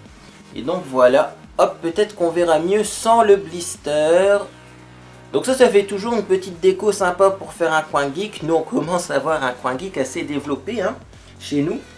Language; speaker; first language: French; native; French